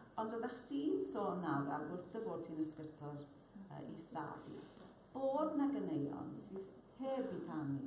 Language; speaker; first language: Welsh; native; Welsh